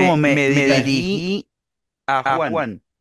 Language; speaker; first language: Spanish; native; Spanish